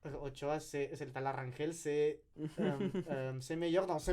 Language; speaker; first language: French; non-native, learner; Spanish